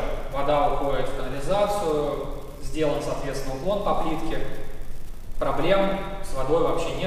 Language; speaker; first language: Russian; native; Russian